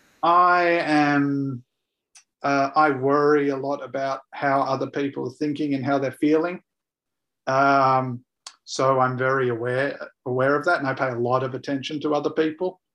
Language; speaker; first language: English; native; English